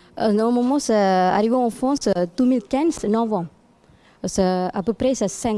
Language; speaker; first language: French; non-native, learner; Tamil